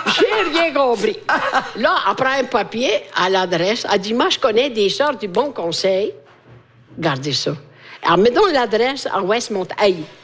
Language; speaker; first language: French; non-native, fluent; Italian